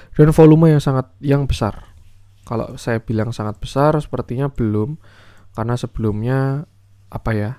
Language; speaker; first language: Indonesian; native; Indonesian